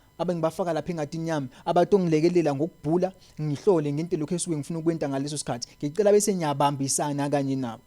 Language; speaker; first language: Zulu; non-native, local second language; Swati